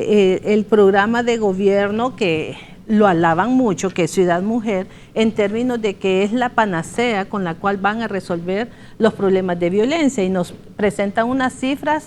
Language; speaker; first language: Spanish; native; Spanish